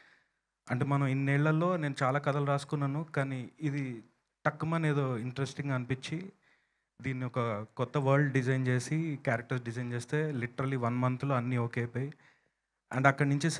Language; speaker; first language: Telugu; native; Telugu